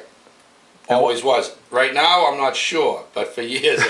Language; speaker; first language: English; native; English